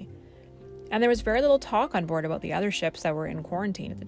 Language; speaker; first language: English; native; English